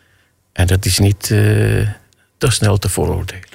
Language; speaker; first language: Dutch; non-native, fluent; Armenian